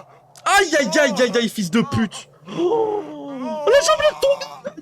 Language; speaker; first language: French; native; French